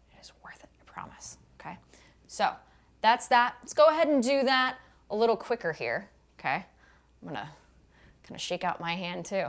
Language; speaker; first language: English; native; English